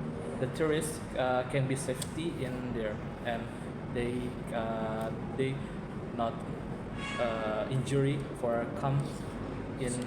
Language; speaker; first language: English; non-native, learner; Indonesian